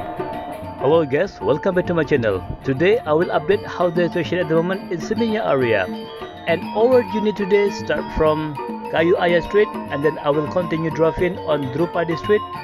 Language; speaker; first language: English; non-native, learner; Indonesian